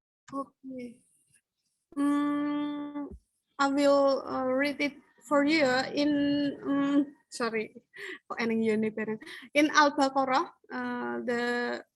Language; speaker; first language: English; non-native, learner; Indonesian